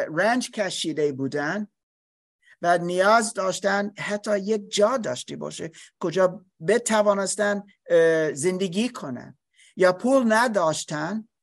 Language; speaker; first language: Persian; non-native, learner; English